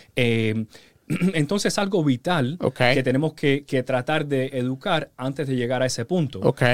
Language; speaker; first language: Spanish; early bilingual, heritage; Spanish